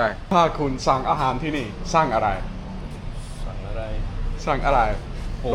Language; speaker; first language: Thai; non-native, learner; English